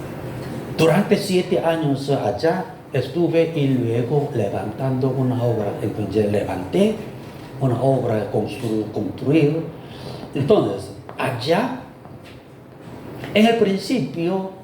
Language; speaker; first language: Spanish; non-native, fluent; Korean